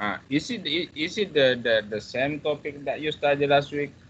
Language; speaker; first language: English; non-native, fluent; Buginese